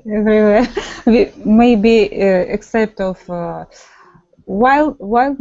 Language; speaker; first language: English; non-native, learner; Russian